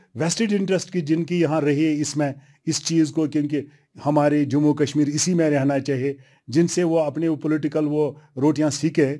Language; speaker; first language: Hindi; non-native, local second language; Kashmiri